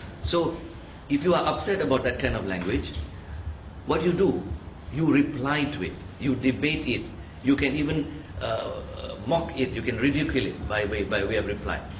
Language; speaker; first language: English; non-native, local second language; Tamil